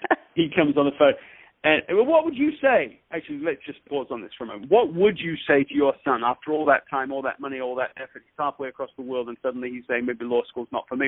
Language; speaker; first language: English; native; English